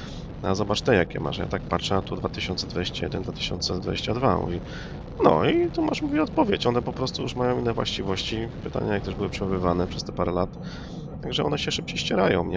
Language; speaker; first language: Polish; native; Polish